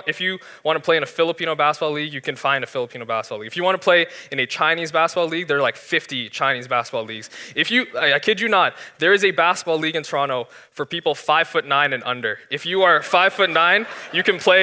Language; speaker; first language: English; native; English